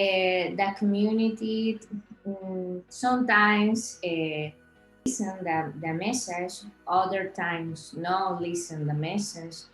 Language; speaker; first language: English; non-native, learner; Spanish